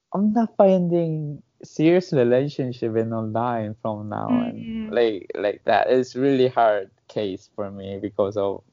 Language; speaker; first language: English; non-native, fluent; Korean